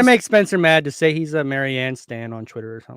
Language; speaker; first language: English; native; English